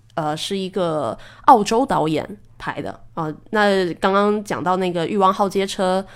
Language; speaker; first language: Chinese; native; Chinese